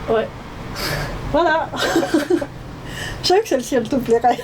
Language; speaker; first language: French; native; French